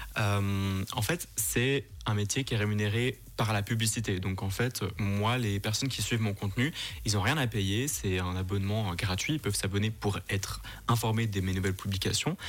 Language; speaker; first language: French; early bilingual, other home language; Persian